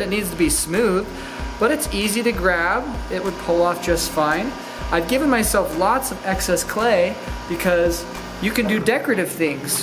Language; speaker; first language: English; native; English